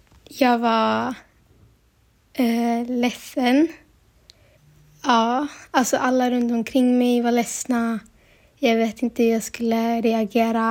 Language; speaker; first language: Swedish; early bilingual, other home language; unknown